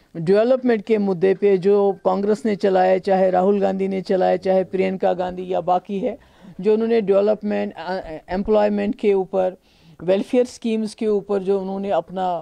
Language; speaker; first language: Hindi; non-native, local second language; Kashmiri